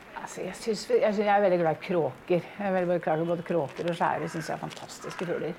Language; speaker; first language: Norwegian; native; Norwegian